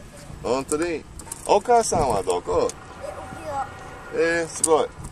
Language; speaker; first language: Japanese; non-native, learner; English